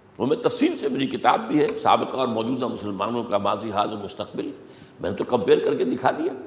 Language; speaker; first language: Urdu; native; Urdu